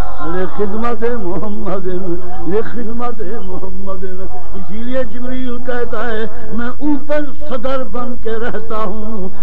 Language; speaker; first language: Urdu; non-native, local second language; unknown